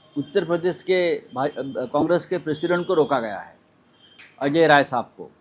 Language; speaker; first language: Hindi; non-native, local second language; Marathi